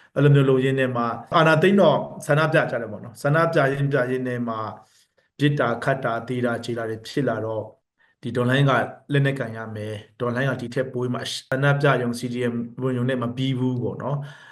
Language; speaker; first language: Burmese; non-native, local second language; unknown